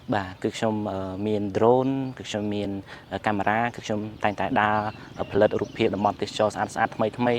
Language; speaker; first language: Khmer; non-native, local second language; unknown